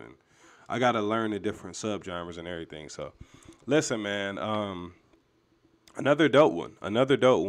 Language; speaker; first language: English; native; English